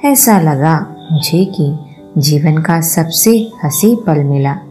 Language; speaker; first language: Hindi; non-native, local second language; Malayalam